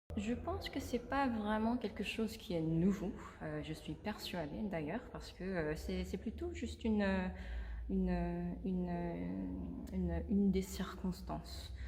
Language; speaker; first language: French; non-native, fluent; Korean